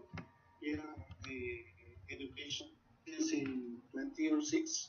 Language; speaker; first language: English; non-native, learner; Spanish